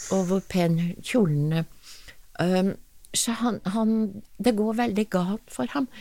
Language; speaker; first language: Norwegian; non-native, fluent; English